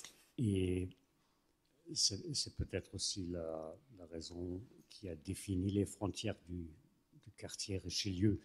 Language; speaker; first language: French; non-native, fluent; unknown